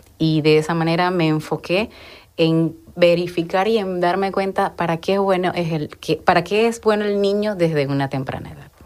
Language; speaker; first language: Spanish; native; Spanish